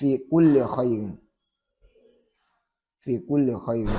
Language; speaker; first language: Arabic; non-native, fluent; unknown